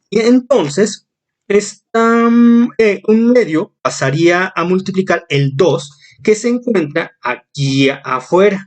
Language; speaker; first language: Spanish; native; Spanish